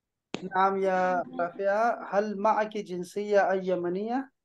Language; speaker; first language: Arabic; non-native, fluent; Urdu